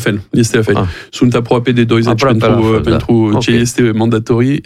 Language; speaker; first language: Romanian; non-native, learner; French